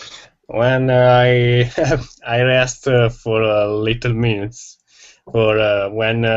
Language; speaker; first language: English; non-native, learner; Italian